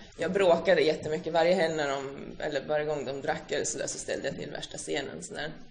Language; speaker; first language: Swedish; early bilingual, other home language; Finnish